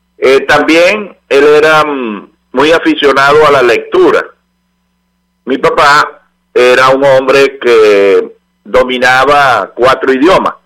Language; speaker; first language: Spanish; native; Spanish